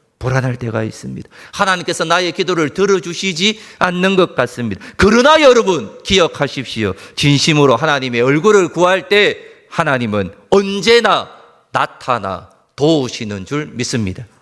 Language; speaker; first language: Korean; native; Korean